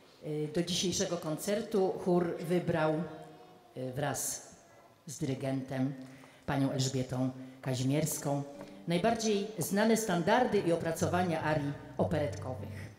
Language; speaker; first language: Polish; native; Polish